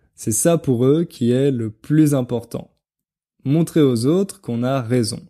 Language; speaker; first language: French; native; French